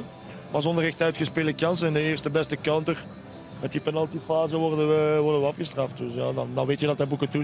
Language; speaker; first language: Dutch; native; Dutch